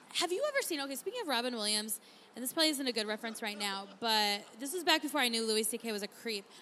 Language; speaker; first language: English; native; English